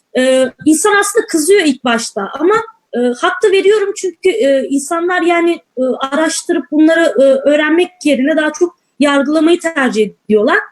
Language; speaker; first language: Turkish; native; Turkish